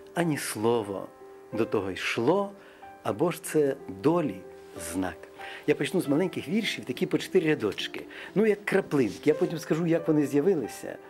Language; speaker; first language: Ukrainian; non-native, local second language; Russian